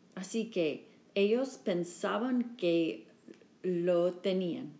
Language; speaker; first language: Spanish; non-native, learner; English